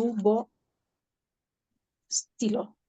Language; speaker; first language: French; non-native, learner; Spanish